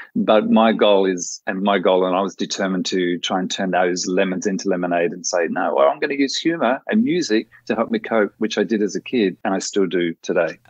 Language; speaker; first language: English; native; English